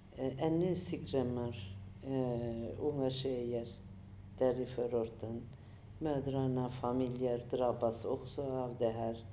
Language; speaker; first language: Swedish; non-native, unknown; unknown